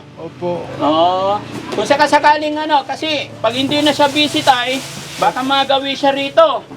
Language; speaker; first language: Filipino; native; Filipino